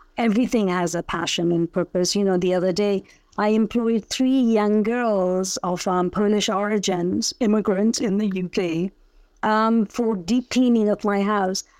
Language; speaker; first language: English; early bilingual, other home language; Punjabi